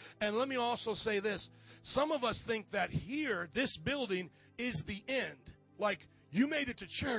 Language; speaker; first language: English; native; English